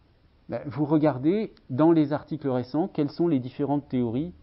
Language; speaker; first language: French; native; French